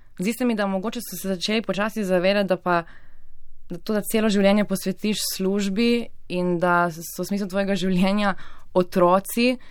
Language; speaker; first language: Slovenian; native; Slovenian